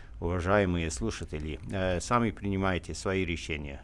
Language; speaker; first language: Russian; non-native, fluent; English